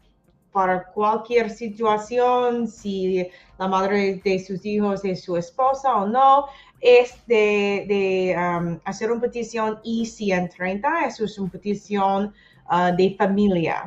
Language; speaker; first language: Spanish; non-native, learner; English